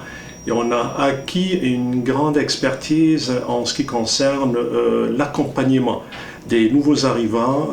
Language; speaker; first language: French; native; French